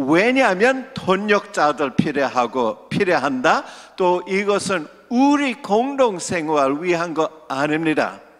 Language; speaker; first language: Korean; non-native, local second language; English